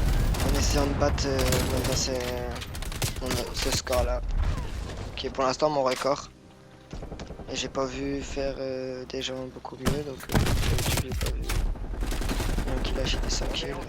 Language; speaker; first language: French; native; French